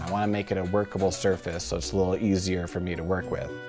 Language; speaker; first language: English; native; English